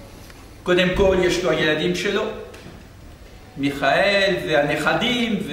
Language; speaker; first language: Hebrew; non-native, fluent; French